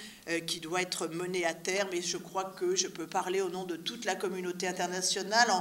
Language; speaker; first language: French; native; French